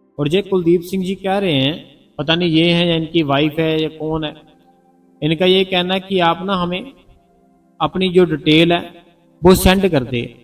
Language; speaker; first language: Hindi; non-native, local second language; Punjabi